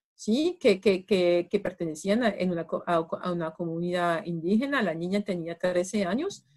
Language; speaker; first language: Spanish; non-native, fluent; French